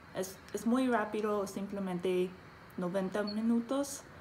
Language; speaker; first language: Spanish; non-native, learner; English